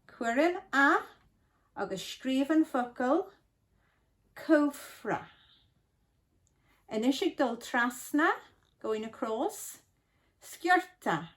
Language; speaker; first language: Irish; non-native, local second language; English